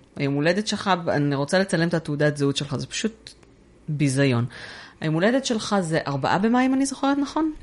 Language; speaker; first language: Hebrew; native; Hebrew